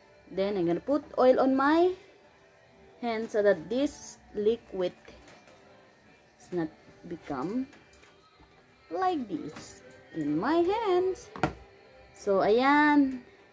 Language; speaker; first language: English; non-native, local second language; Chavacano